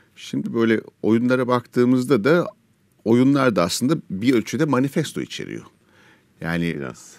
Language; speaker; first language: Turkish; native; Turkish